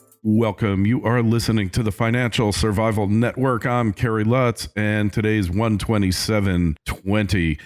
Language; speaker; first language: English; native; English